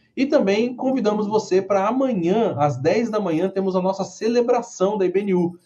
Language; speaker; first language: Portuguese; native; Portuguese